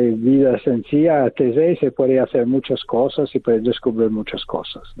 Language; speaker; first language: Spanish; non-native, fluent; English